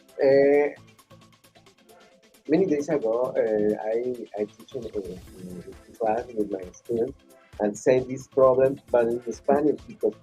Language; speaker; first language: English; non-native, learner; Spanish